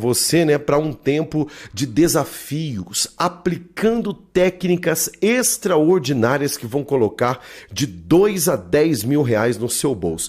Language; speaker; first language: Portuguese; native; Portuguese